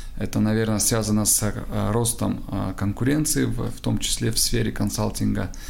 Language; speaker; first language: Russian; non-native, local second language; Tajik